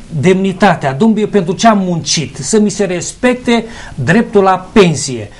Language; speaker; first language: Romanian; native; Romanian